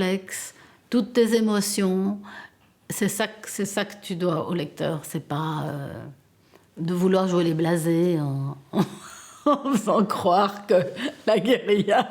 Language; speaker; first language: French; early bilingual, other home language; Italian